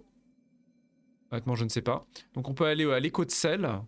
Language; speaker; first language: French; native; French